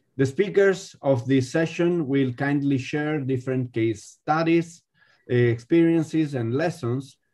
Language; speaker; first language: English; non-native, fluent; Spanish